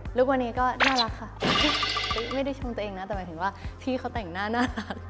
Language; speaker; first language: Thai; native; Thai